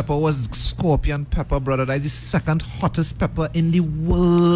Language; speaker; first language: English; native; English